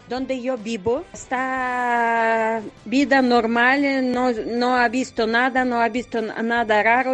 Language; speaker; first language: Spanish; non-native, learner; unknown